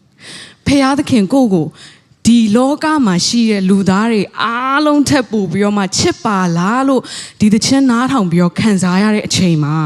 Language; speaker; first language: Burmese; non-native, local second language; Tedim Chin